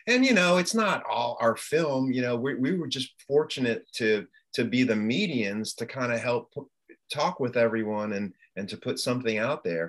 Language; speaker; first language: English; native; English